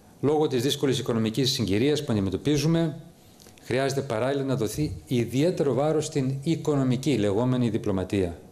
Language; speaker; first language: Greek; early bilingual, heritage; Greek